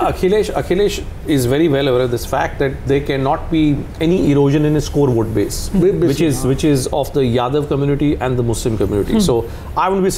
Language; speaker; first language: English; non-native, local second language; Hindi